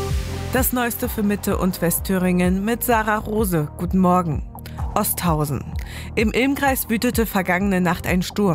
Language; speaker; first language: German; native; German